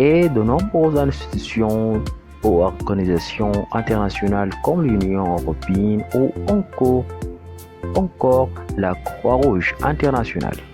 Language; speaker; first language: French; non-native, fluent; Arabic